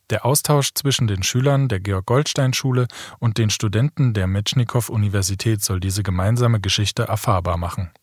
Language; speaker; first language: German; native; German